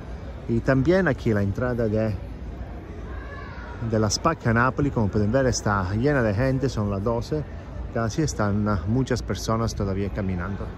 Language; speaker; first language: Spanish; non-native, fluent; Italian